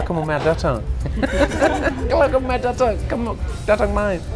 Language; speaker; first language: Indonesian; non-native, learner; English